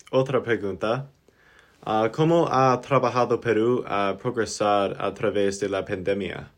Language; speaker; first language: Spanish; non-native, learner; English